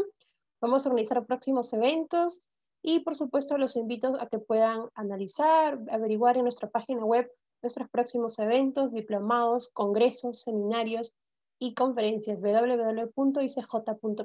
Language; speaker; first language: Spanish; native; Spanish